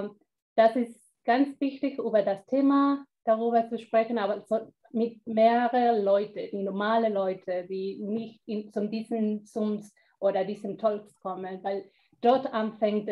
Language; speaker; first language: German; non-native, fluent; Spanish